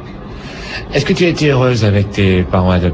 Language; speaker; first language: French; native; French